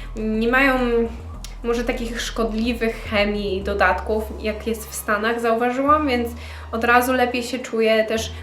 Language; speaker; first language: Polish; early bilingual, heritage; Polish